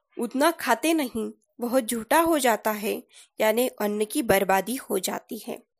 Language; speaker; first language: Hindi; non-native, local second language; Marathi